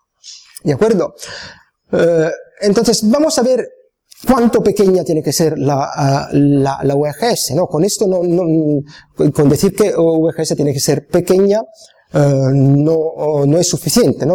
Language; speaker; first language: Spanish; non-native, fluent; Italian